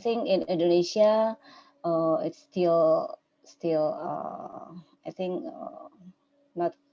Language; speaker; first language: English; non-native, learner; Indonesian